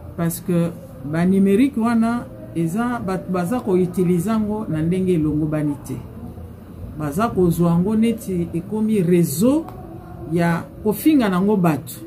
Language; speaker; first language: Lingala; non-native, local second language; Luba-Lulua